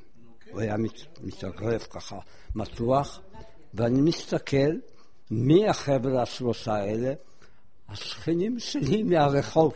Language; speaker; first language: Hebrew; non-native, fluent; Polish